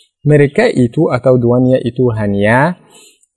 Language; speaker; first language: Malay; non-native, fluent; Arabic